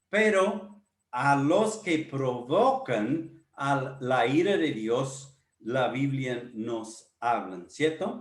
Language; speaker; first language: Spanish; non-native, fluent; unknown